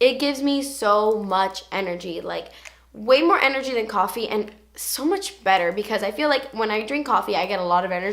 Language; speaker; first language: English; native; English